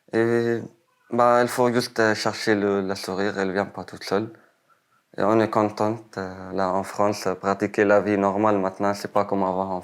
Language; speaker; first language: French; non-native, learner; Arabic